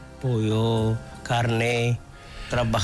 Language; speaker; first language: Spanish; non-native, learner; Arabic